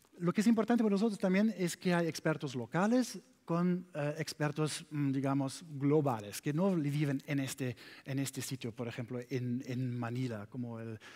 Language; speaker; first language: Spanish; non-native, learner; German